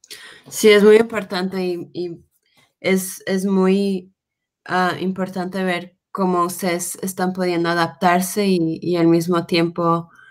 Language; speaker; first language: Spanish; non-native, fluent; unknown